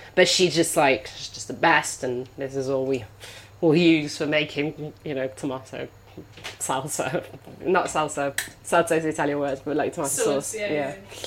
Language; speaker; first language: English; non-native, fluent; Italian